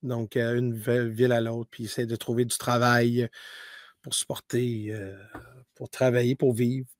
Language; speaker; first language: French; native; French